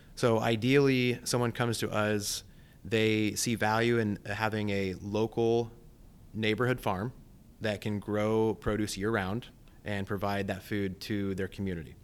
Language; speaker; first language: English; native; English